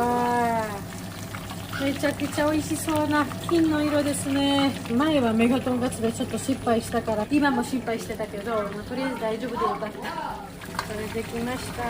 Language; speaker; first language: Japanese; non-native, fluent; Georgian